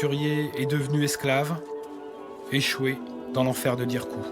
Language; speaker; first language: French; native; French